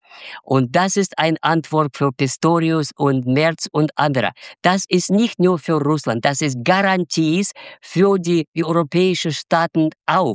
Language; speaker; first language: German; non-native, fluent; Russian